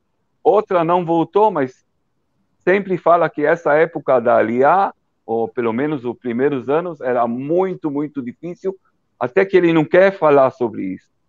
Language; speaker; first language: Portuguese; early bilingual, heritage; Portuguese